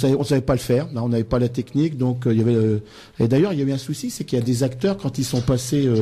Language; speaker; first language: French; native; French